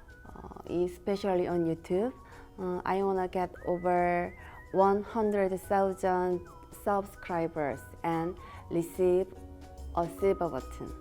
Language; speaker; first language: English; non-native, learner; Korean